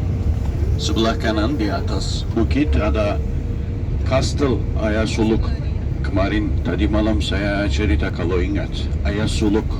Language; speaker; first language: Indonesian; non-native, fluent; Turkish